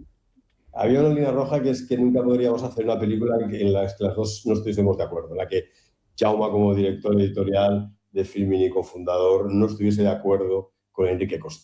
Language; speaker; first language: Spanish; native; Spanish